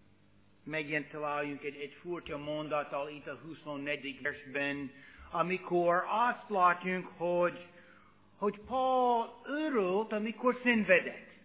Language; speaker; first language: Hungarian; non-native, fluent; English